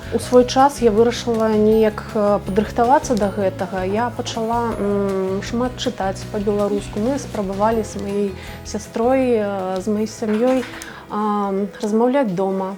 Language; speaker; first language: Belarusian; non-native, local second language; Russian